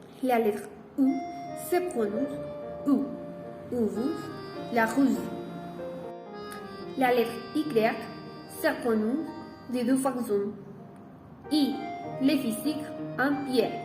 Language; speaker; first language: French; non-native, learner; Spanish